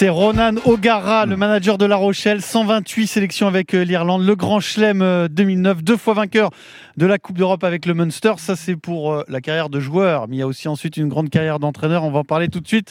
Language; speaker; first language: French; native; French